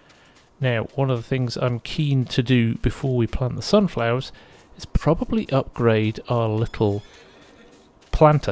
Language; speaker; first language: English; native; English